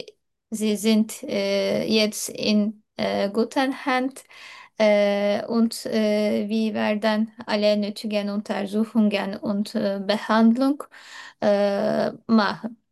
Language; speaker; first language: German; non-native, learner; Turkish